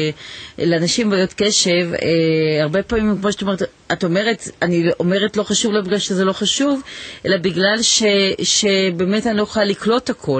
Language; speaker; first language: Hebrew; native; Hebrew